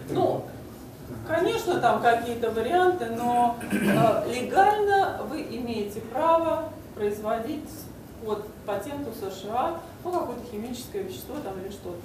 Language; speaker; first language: Russian; native; Russian